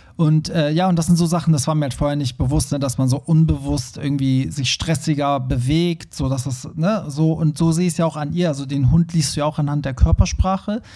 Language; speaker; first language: German; early bilingual, other home language; Persian